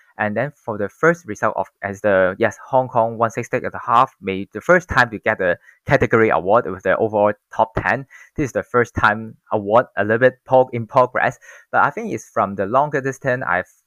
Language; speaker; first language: English; non-native, local second language; Cantonese